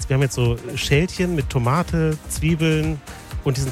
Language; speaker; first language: German; native; German